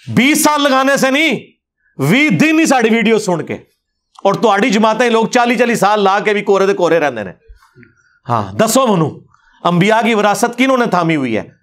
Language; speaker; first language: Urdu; non-native, local second language; Punjabi